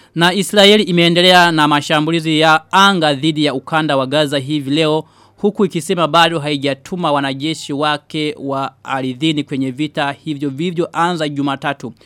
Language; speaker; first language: Swahili; non-native, local second language; Rundi